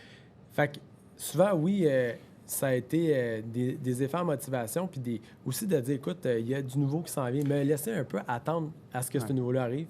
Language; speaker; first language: French; native; French